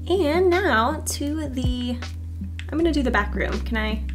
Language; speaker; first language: English; native; English